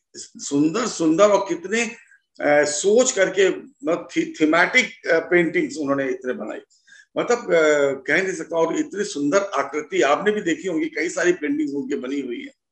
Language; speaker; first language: Hindi; native; Hindi